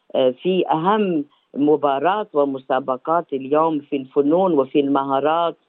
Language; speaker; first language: Arabic; native; Arabic